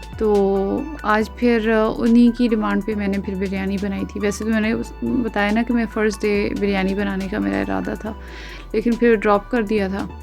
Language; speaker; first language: Urdu; native; Urdu